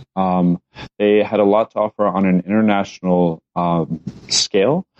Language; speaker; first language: English; native; English